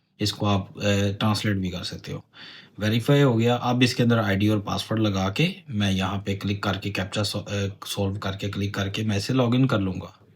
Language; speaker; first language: Urdu; non-native, local second language; Punjabi